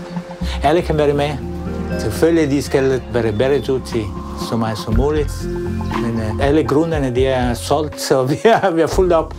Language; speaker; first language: Danish; non-native, fluent; Italian